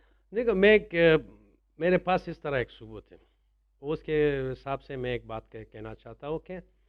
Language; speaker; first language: Hindi; non-native, learner; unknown